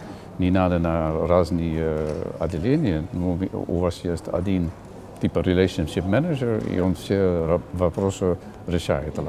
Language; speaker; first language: Russian; non-native, learner; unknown